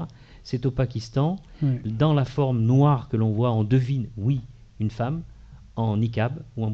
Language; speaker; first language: French; native; French